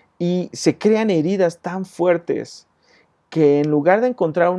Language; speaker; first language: Spanish; native; Spanish